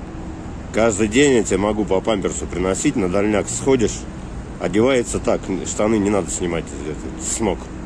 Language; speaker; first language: Russian; native; Russian